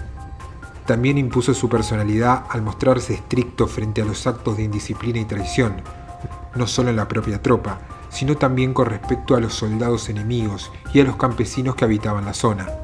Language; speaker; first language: Spanish; native; Spanish